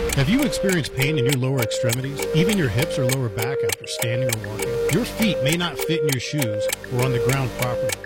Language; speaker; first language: English; native; English